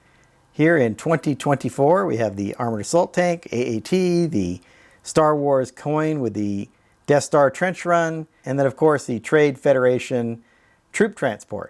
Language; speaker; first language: English; native; English